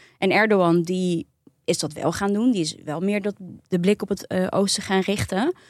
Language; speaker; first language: Dutch; early bilingual, other home language; Turkish